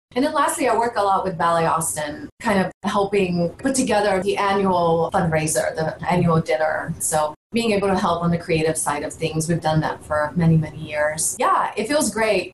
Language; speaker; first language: English; early bilingual, other home language; Bulgarian